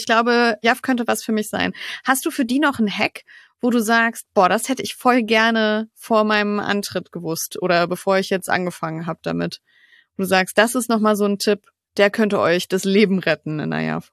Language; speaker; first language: German; native; German